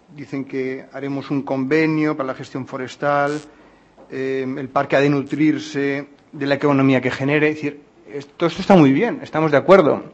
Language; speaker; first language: Spanish; non-native, local second language; Catalan